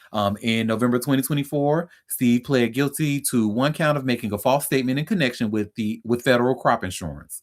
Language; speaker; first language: English; native; English